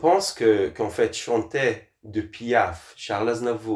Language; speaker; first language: French; non-native, fluent; Hebrew